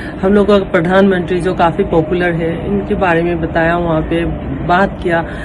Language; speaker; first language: Hindi; non-native, local second language; Assamese